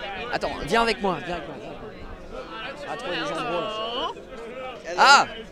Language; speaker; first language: French; native; French